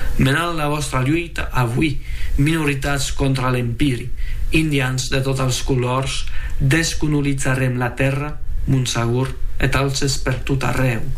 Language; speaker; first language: Catalan; non-native, fluent; French